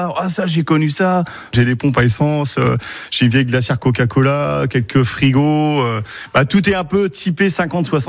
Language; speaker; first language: French; native; French